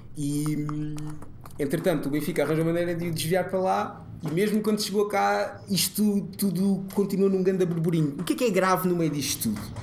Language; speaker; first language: Portuguese; early bilingual, other home language; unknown